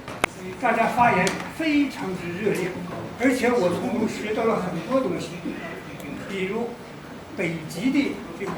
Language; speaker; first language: Chinese; native; Chinese